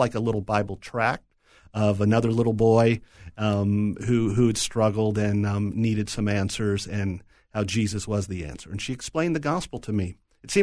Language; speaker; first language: English; native; English